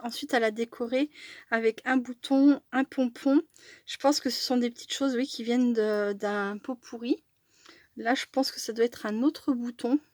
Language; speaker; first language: French; native; French